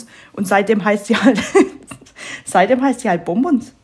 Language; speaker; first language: German; native; German